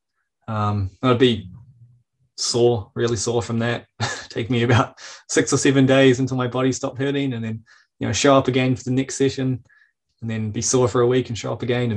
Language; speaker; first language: English; native; English